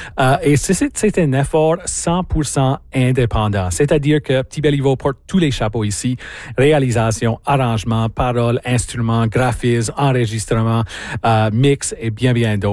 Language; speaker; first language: French; native; French